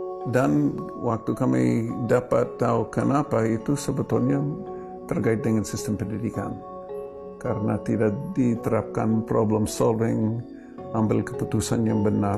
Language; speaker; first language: Indonesian; non-native, fluent; English